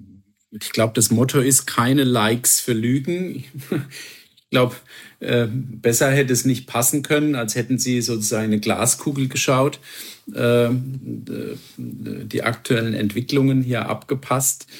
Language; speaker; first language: German; native; German